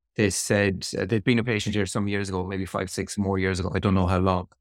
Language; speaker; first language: English; native; English